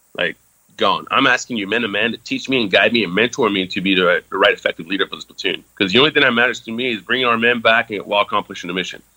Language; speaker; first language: English; early bilingual, other home language; French